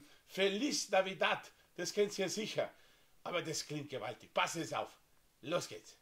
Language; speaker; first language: German; non-native, fluent; Slovenian